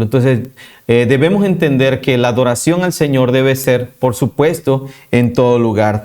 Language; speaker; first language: Spanish; native; Spanish